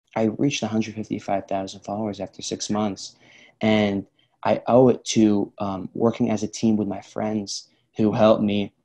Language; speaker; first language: English; early bilingual, other home language; Arabic